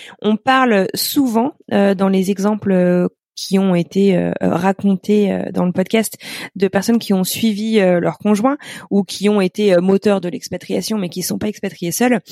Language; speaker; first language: French; native; French